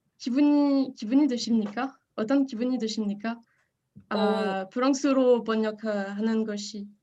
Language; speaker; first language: Korean; non-native, learner; French